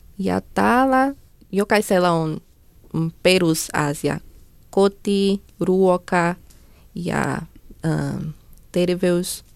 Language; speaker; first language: Finnish; non-native, learner; Portuguese